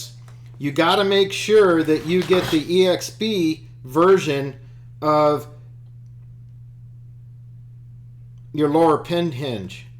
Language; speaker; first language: English; native; English